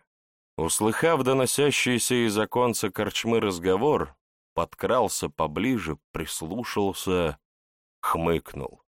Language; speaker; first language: Russian; native; Russian